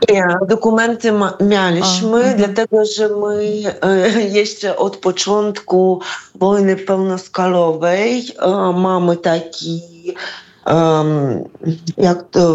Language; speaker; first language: Polish; non-native, fluent; Ukrainian